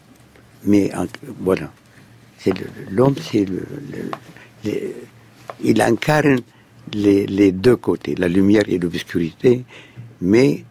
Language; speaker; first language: French; non-native, fluent; Arabic